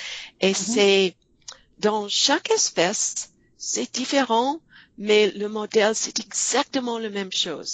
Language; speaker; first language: French; non-native, fluent; English